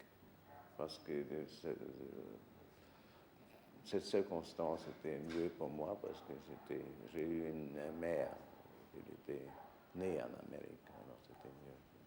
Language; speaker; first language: French; non-native, fluent; German